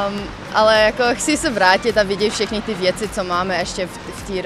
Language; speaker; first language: Czech; non-native, local second language; English